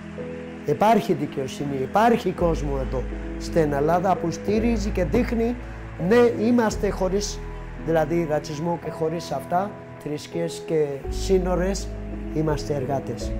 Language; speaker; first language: Greek; non-native, fluent; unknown